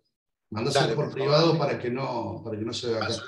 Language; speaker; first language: Spanish; native; Spanish